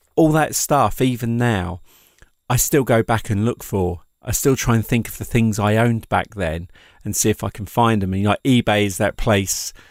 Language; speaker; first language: English; native; English